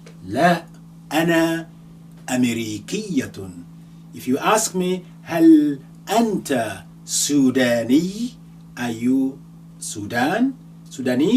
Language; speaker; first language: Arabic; non-native, fluent; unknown